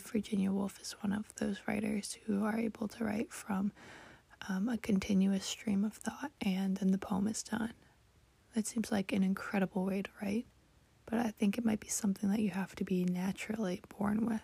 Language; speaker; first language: English; native; English